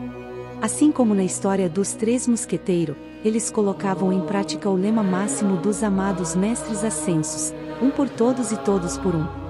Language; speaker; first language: Portuguese; native; Portuguese